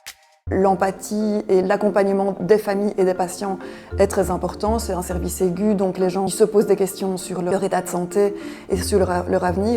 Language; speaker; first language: French; native; French